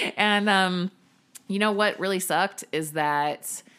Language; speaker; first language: English; native; English